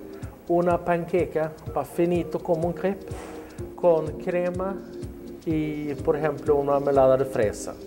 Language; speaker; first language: Spanish; non-native, learner; Swedish